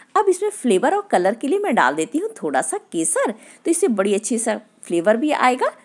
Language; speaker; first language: Hindi; native; Hindi